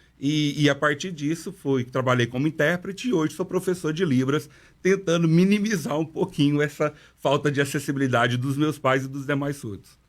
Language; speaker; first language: Portuguese; non-native, local second language; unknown